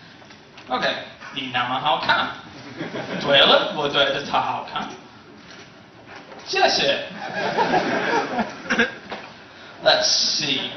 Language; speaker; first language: Chinese; non-native, learner; English